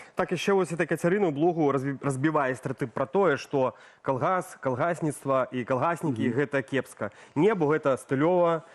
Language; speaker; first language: Belarusian; non-native, local second language; Russian